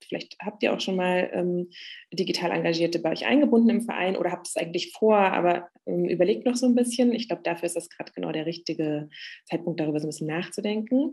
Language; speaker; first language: German; native; German